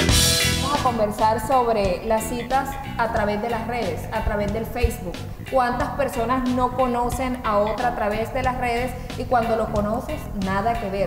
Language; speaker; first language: Spanish; native; Spanish